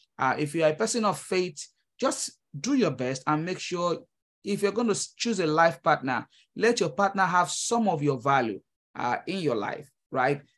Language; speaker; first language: English; non-native, local second language; Yoruba